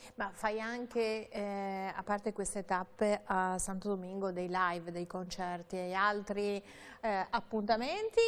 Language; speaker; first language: Italian; native; Italian